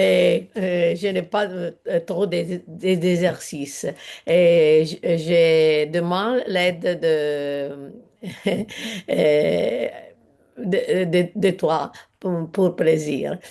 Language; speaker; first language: French; non-native, learner; Italian